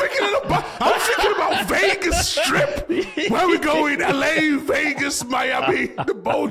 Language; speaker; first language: English; native; English